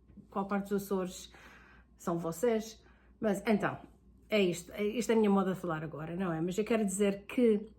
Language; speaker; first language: Portuguese; early bilingual, heritage; Portuguese